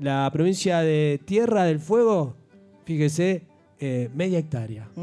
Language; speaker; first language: Spanish; native; Spanish